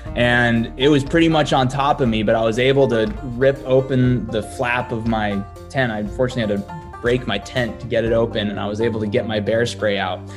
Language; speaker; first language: English; native; English